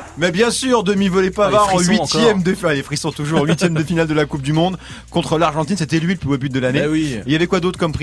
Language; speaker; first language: French; native; French